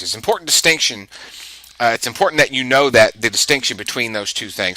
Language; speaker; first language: English; native; English